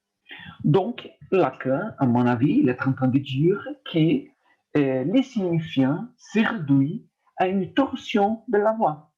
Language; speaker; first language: French; non-native, fluent; Portuguese